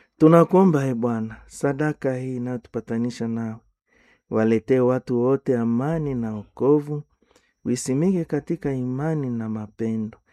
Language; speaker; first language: Swahili; non-native, local second language; Nande